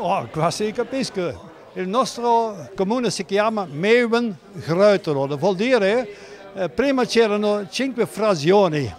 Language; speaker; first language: Italian; non-native, learner; Dutch